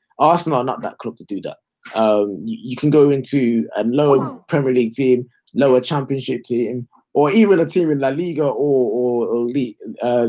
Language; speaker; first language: English; native; English